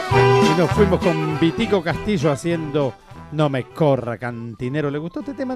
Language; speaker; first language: Spanish; native; Spanish